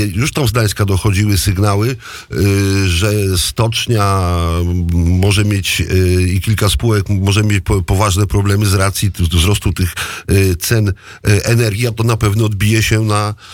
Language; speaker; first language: Polish; native; Polish